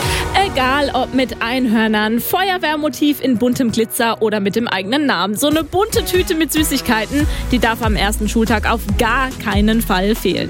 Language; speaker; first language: German; native; German